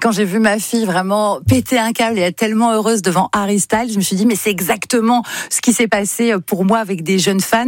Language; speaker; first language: French; native; French